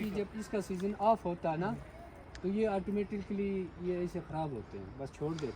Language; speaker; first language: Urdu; non-native, local second language; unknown